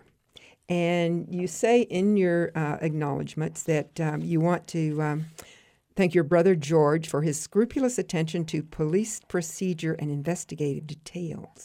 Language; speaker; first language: English; native; English